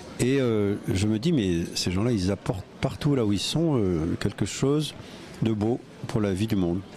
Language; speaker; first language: French; native; French